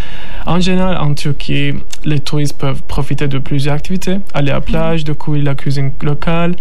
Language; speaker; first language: French; non-native, learner; Turkish